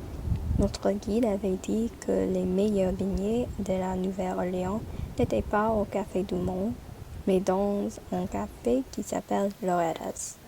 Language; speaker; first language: French; non-native, learner; English